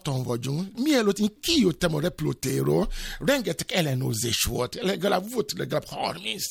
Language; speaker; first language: Hungarian; non-native, fluent; Yoruba